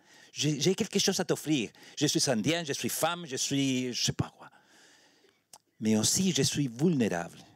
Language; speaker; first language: French; non-native, learner; Spanish